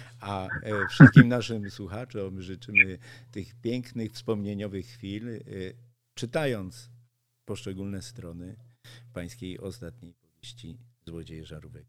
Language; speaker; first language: Polish; native; Polish